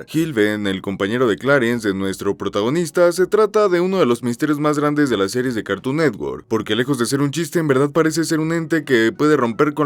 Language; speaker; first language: Spanish; native; Spanish